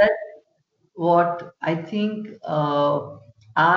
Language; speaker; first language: English; non-native, local second language; Gujarati